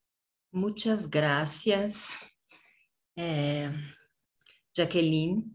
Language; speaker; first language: Spanish; non-native, learner; Portuguese